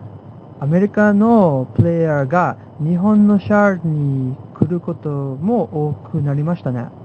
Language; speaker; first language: Japanese; non-native, fluent; English